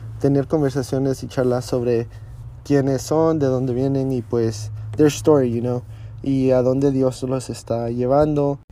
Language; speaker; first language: Spanish; early bilingual, heritage; Spanish